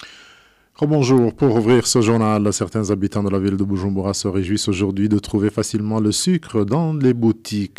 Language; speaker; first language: French; non-native, local second language; Rundi